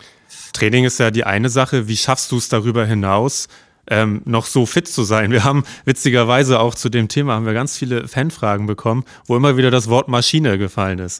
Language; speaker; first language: German; native; German